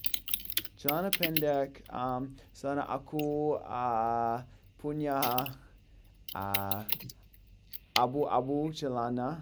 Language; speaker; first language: Indonesian; non-native, learner; English